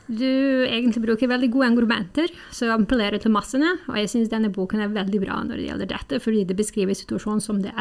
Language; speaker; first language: Norwegian; non-native, fluent; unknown